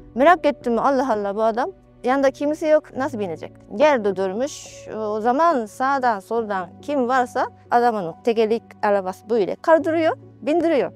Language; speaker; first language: Turkish; non-native, fluent; Japanese